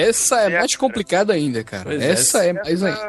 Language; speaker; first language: Portuguese; native; Portuguese